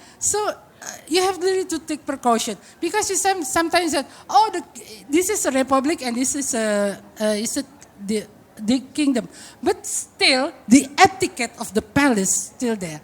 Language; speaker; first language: English; non-native, fluent; Indonesian